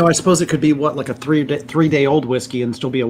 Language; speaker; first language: English; native; English